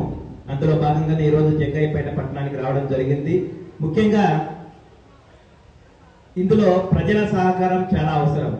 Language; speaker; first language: Telugu; native; Telugu